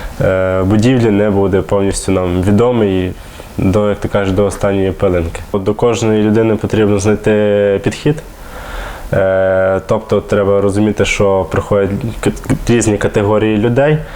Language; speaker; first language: Ukrainian; native; Ukrainian